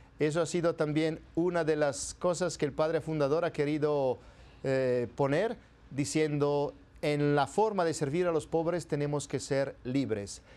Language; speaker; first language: Spanish; non-native, fluent; Italian